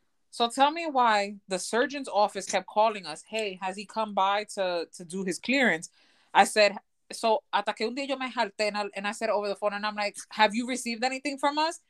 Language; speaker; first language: English; early bilingual, other home language; Spanish